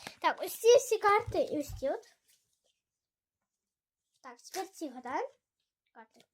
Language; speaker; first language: Ukrainian; non-native, local second language; Russian